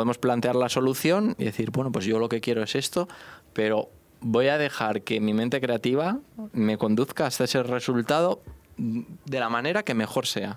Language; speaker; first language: Spanish; native; Spanish